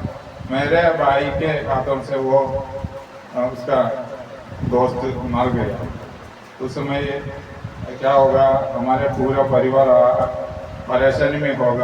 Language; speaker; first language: Hindi; non-native, local second language; Malayalam